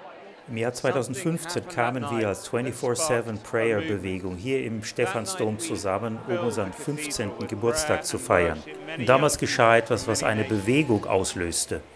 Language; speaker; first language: German; native; German